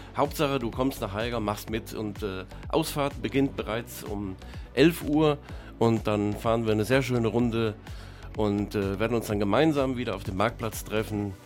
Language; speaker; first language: German; native; German